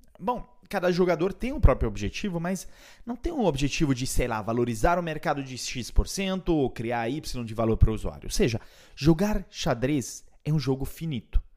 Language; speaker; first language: Portuguese; non-native, fluent; Italian